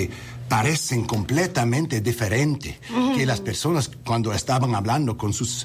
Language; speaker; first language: Spanish; non-native, learner; English